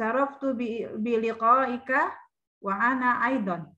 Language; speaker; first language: Arabic; non-native, learner; Indonesian